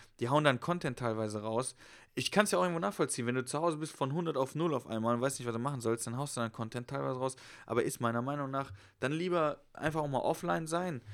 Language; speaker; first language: German; native; German